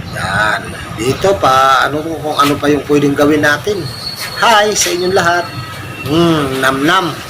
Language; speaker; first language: Filipino; non-native, local second language; Cebuano